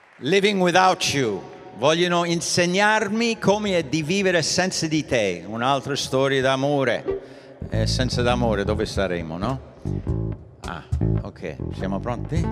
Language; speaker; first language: Italian; early bilingual, heritage; English